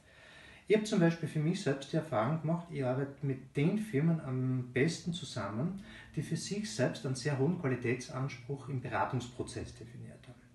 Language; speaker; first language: German; native; German